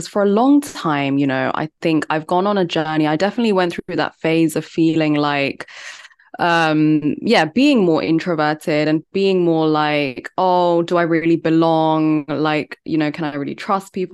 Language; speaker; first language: English; native; English